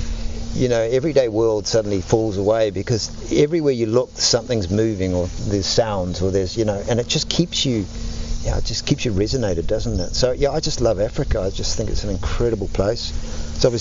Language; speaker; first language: English; native; English